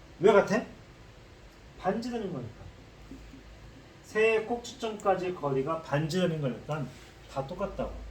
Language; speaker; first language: Korean; native; Korean